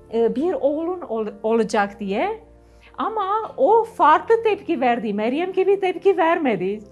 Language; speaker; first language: Turkish; non-native, fluent; Romanian